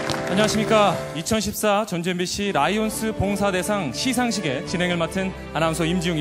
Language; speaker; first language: Korean; native; Korean